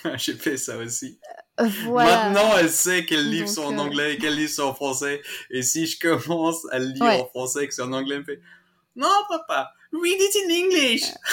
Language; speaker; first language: French; native; French